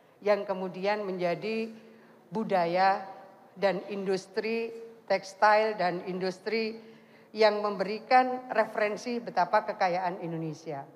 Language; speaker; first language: Indonesian; native; Indonesian